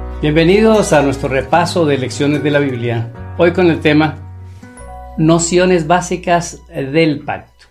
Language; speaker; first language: Spanish; native; Spanish